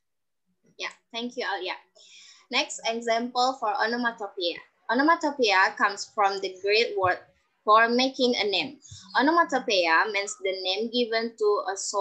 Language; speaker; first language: English; non-native, learner; Indonesian